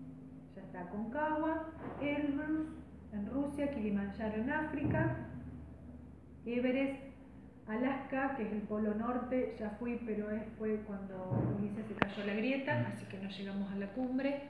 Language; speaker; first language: Spanish; native; Spanish